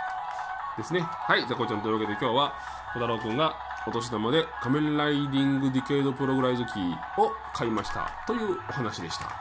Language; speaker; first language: Japanese; native; Japanese